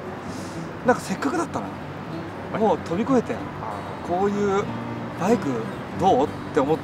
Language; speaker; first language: Japanese; native; Japanese